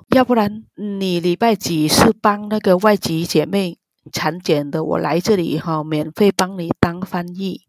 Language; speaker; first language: Chinese; non-native, fluent; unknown